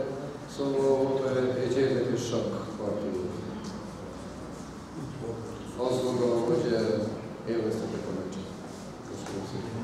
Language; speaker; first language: Hungarian; non-native, fluent; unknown